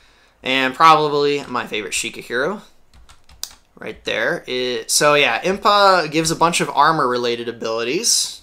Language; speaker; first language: English; native; English